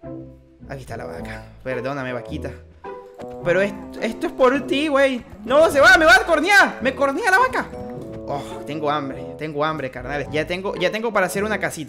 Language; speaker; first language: Spanish; native; Spanish